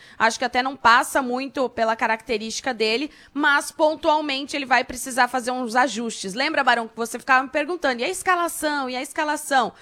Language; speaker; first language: Portuguese; native; Portuguese